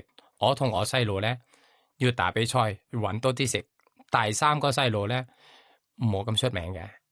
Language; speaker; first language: Cantonese; non-native, learner; Thai